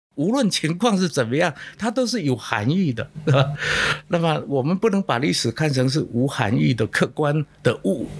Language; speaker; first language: Chinese; non-native, local second language; Min Nan Chinese